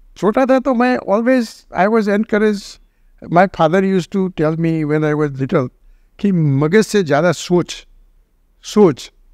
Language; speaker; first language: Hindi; non-native, local second language; Gujarati